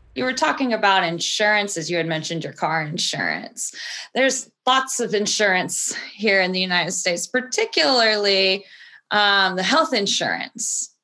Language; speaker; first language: English; early bilingual, other home language; Portuguese